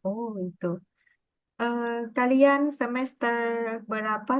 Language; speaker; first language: Indonesian; non-native, learner; Vietnamese